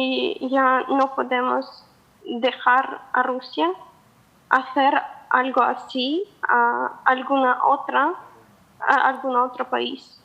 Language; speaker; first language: Spanish; non-native, fluent; Ukrainian